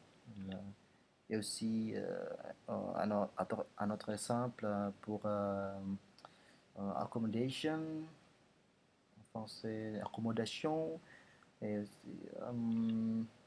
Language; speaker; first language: French; non-native, learner; Indonesian